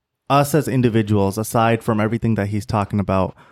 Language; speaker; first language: English; native; English